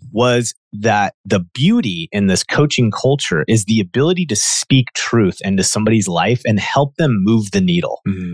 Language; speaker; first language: English; native; English